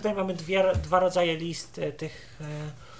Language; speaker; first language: Polish; native; Polish